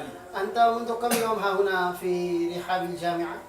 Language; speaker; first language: Arabic; non-native, fluent; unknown